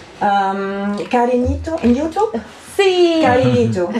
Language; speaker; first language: Spanish; non-native, learner; German